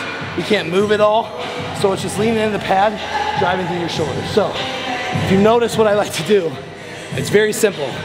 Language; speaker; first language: English; native; English